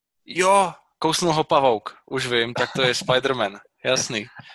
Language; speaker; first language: Czech; native; Czech